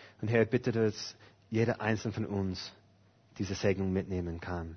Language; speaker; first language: German; non-native, fluent; English